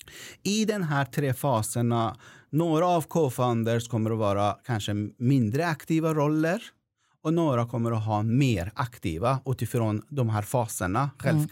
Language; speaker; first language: Swedish; non-native, fluent; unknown